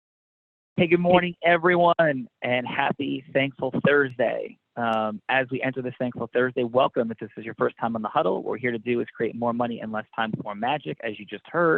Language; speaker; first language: English; native; English